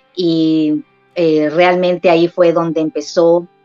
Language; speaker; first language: Spanish; native; Spanish